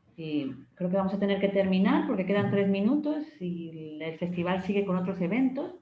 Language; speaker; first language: Spanish; native; Spanish